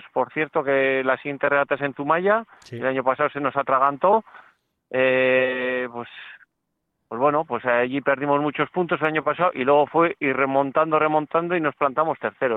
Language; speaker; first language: Spanish; native; Spanish